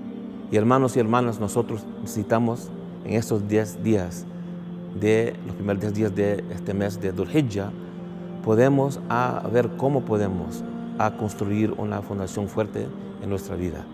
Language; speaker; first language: Spanish; early bilingual, heritage; English